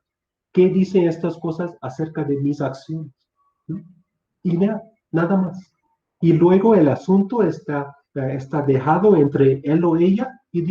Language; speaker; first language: Spanish; non-native, fluent; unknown